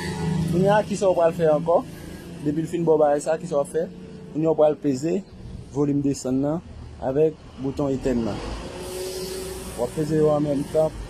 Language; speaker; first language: French; non-native, learner; Haitian Creole